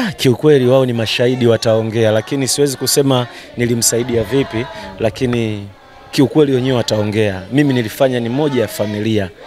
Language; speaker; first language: Swahili; native; Swahili